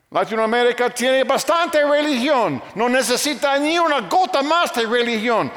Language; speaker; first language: Spanish; non-native, fluent; English